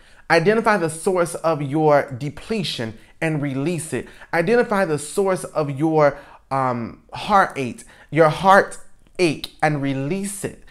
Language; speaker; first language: English; native; English